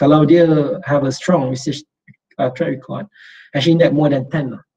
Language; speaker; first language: English; non-native, local second language; Malay